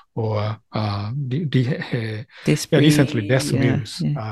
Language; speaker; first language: English; non-native, fluent; Japanese